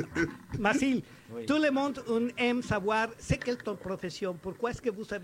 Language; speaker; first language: French; non-native, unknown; Spanish